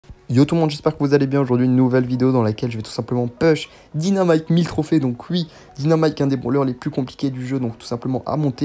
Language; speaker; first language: French; native; French